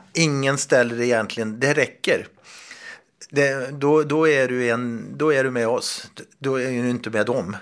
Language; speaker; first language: Swedish; native; Swedish